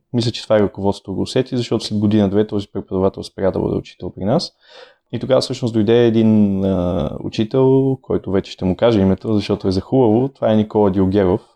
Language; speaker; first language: Bulgarian; native; Bulgarian